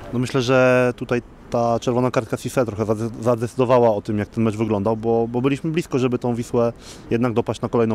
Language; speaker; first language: Polish; native; Polish